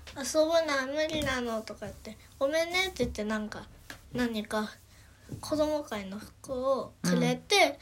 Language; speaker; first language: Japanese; early bilingual, other home language; Korean